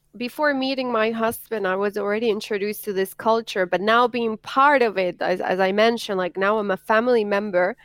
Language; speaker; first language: English; non-native, fluent; Spanish